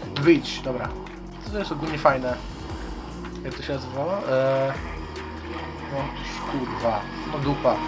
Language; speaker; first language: Polish; native; Polish